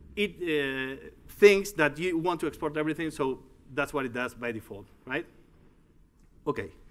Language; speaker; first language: English; non-native, fluent; Spanish